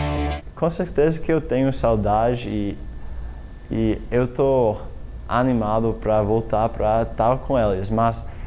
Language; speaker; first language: Portuguese; non-native, learner; English